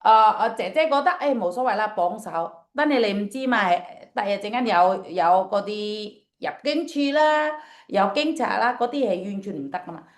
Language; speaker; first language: Cantonese; non-native, fluent; Indonesian